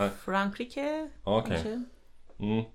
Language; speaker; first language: Swedish; non-native, fluent; Turkish